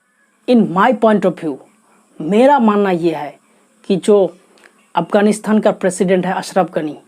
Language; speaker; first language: Hindi; non-native, local second language; Assamese